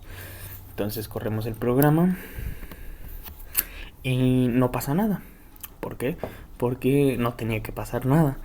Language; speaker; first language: Spanish; native; Spanish